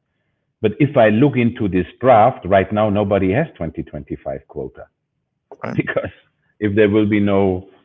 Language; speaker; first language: English; non-native, fluent; German